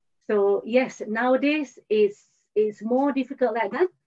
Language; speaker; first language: English; non-native, local second language; Malay